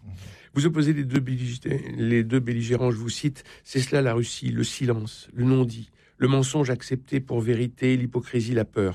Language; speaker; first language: French; native; French